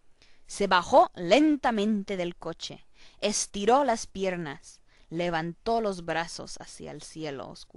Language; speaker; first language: Spanish; non-native, learner; English